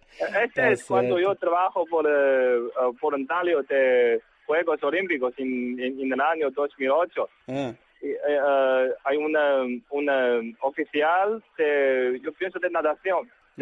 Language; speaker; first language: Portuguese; non-native, learner; Chinese